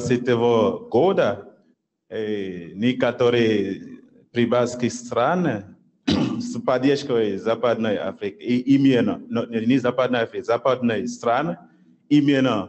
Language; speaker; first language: Russian; non-native, fluent; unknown